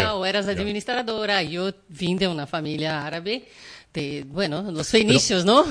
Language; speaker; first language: Spanish; non-native, learner; Portuguese